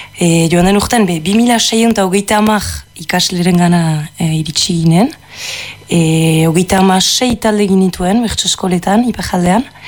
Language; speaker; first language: Basque; native; Basque